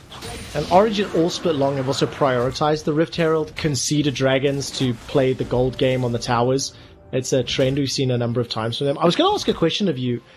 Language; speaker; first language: English; native; English